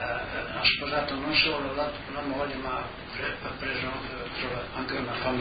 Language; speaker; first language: Italian; non-native, local second language; Slovenian